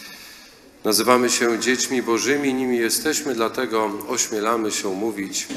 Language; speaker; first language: Polish; native; Polish